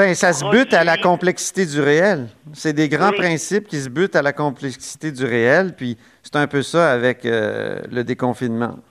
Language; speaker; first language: French; native; French